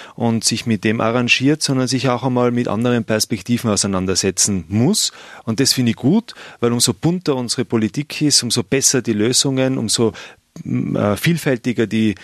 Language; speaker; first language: German; native; German